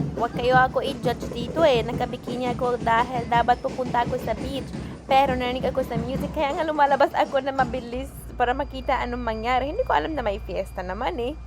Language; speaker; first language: Filipino; non-native, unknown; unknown